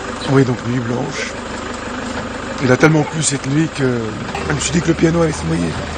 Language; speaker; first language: French; native; French